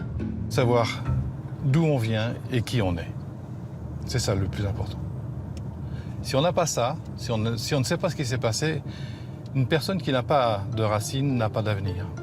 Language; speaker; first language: French; native; French